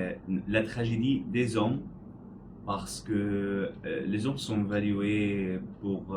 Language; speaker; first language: French; non-native, learner; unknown